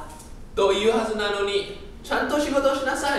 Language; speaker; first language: Japanese; non-native, learner; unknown